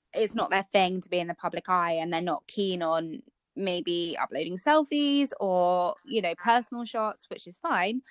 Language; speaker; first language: English; native; English